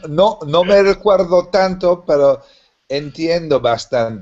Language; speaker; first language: Spanish; non-native, learner; English